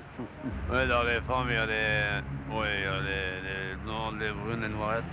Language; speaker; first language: French; native; French